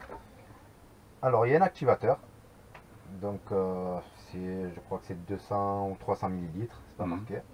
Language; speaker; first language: French; native; French